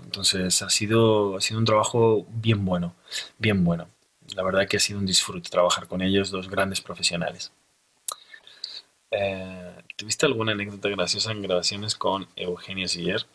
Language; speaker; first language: Spanish; native; Spanish